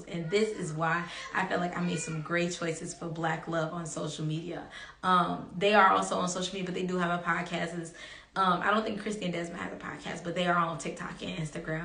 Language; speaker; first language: English; native; English